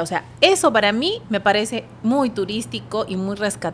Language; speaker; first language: Spanish; native; Spanish